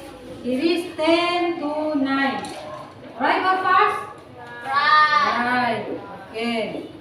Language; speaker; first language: English; non-native, learner; Indonesian